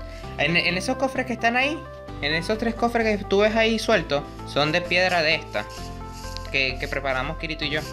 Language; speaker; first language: Spanish; native; Spanish